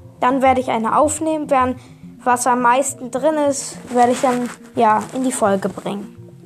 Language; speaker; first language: German; native; German